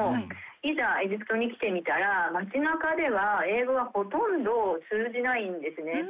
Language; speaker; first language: Japanese; native; Japanese